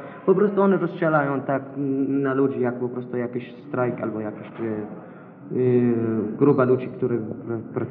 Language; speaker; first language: Polish; non-native, learner; Arabic